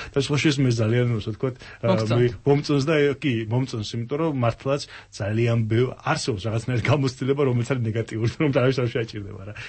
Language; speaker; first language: Georgian; native; Georgian